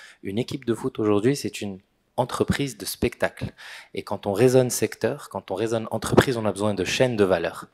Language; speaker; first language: French; non-native, local second language; Arabic